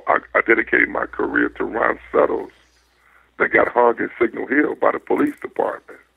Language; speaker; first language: English; native; English